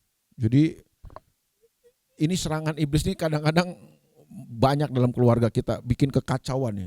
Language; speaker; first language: Indonesian; native; Indonesian